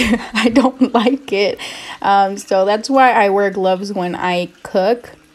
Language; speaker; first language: English; early bilingual, other home language; Spanish